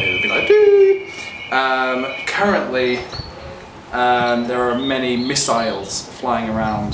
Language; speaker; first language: English; native; English